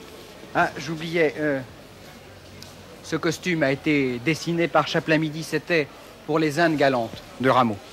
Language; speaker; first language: French; native; French